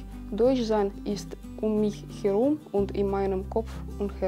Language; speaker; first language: German; non-native, fluent; Russian